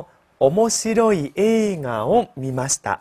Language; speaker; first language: Japanese; non-native, fluent; Chinese